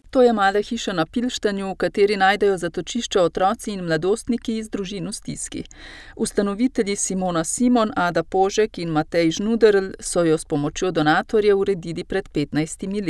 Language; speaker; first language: Slovenian; native; Slovenian